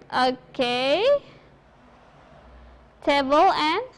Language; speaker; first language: English; non-native, fluent; Indonesian